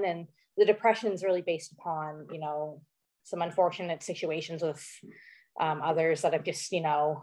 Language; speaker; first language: English; native; English